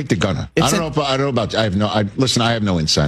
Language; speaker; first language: English; native; English